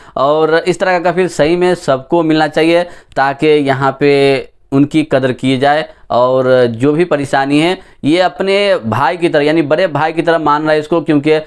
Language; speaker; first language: Hindi; native; Hindi